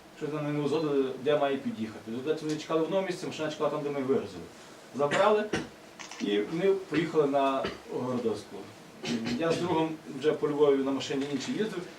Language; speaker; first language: Ukrainian; native; Ukrainian